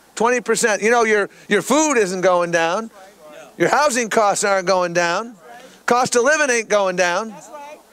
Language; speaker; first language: English; native; English